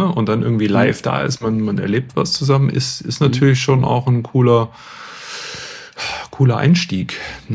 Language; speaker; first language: German; native; German